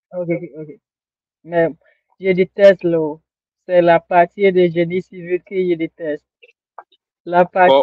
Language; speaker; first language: French; non-native, learner; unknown